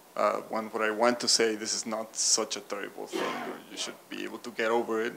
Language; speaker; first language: English; native; English